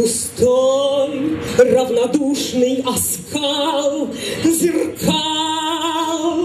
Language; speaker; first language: Russian; native; Russian